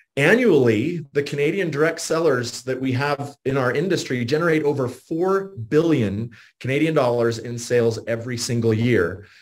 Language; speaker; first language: English; native; English